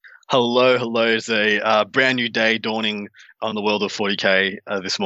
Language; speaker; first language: English; native; English